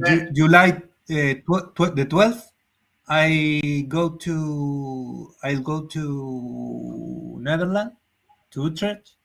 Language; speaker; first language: English; non-native, learner; Spanish